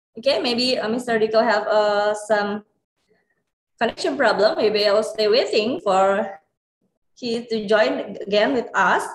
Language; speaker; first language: English; non-native, learner; Indonesian